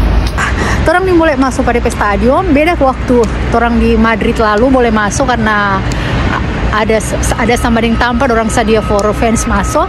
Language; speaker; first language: Indonesian; non-native, local second language; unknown